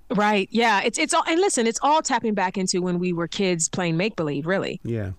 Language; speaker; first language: English; native; English